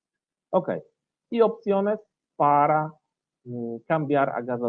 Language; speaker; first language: Spanish; non-native, learner; Polish